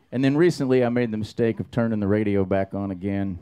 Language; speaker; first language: English; native; English